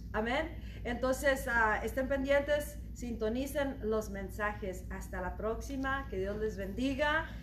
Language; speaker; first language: Spanish; early bilingual, heritage; Spanish